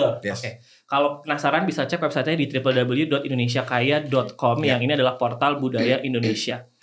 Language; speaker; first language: Indonesian; native; Indonesian